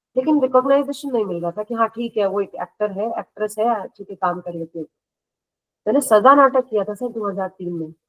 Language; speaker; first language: Hindi; native; Hindi